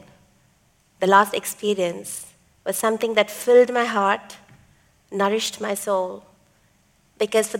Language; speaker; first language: English; non-native, local second language; Tamil